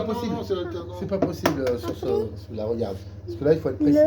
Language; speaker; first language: French; native; French